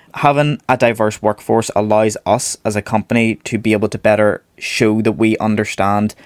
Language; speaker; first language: English; native; English